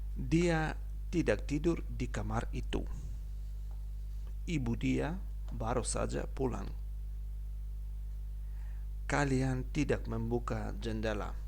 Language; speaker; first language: Indonesian; non-native, fluent; Ukrainian